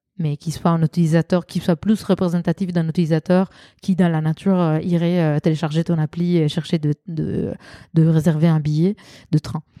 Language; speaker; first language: French; non-native, fluent; Italian